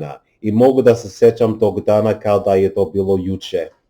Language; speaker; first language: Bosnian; non-native, learner; English